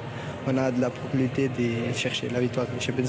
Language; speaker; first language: French; non-native, learner; Portuguese